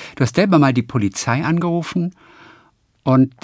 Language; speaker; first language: German; native; German